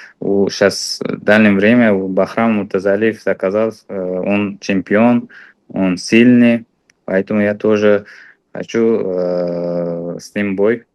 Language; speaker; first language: Russian; non-native, fluent; Uzbek